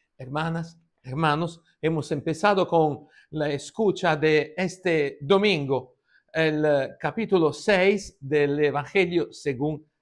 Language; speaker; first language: Spanish; non-native, fluent; Italian